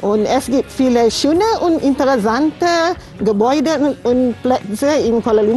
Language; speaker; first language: German; non-native, fluent; Malay